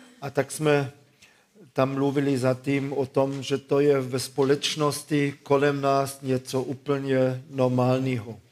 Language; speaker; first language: Czech; non-native, fluent; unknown